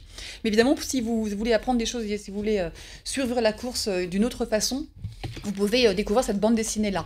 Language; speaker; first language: French; native; French